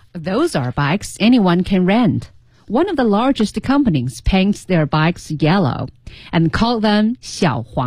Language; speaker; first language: English; non-native, fluent; Chinese